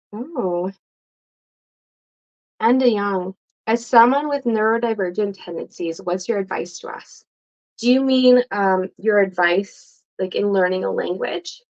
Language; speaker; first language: English; non-native, fluent; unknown